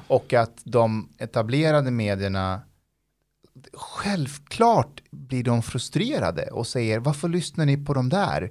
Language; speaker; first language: Swedish; early bilingual, other home language; Persian